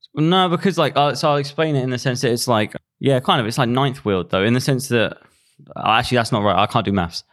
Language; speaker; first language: English; native; English